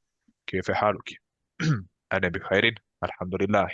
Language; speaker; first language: Arabic; non-native, fluent; Bosnian